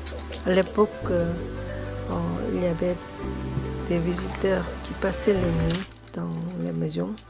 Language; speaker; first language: French; non-native, learner; Korean